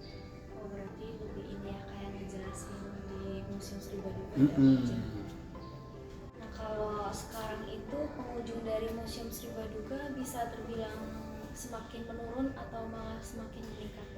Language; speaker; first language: Indonesian; native; Indonesian